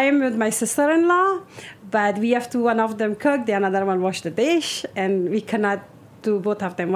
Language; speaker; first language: English; non-native, learner; Persian